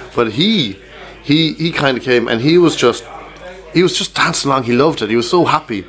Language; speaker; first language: English; native; English